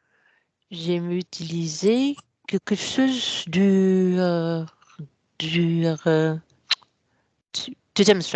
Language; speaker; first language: French; non-native, learner; English